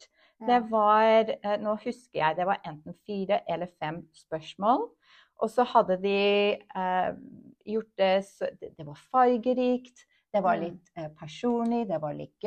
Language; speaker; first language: Norwegian; non-native, fluent; English